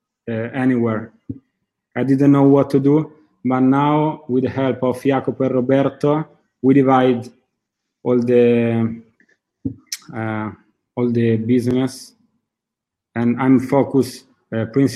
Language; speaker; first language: English; non-native, learner; Italian